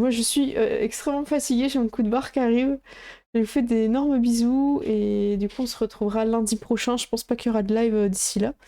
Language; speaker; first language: French; native; French